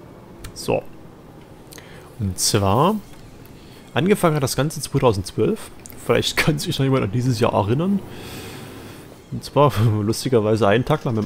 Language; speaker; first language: German; native; German